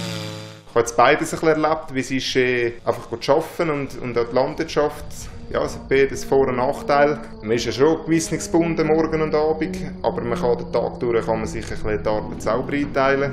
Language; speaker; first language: German; native; German